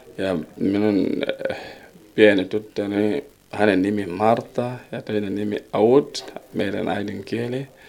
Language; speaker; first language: Finnish; non-native, learner; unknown